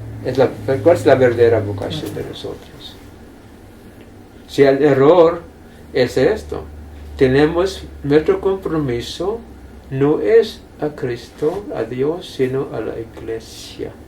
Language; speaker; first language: Spanish; non-native, fluent; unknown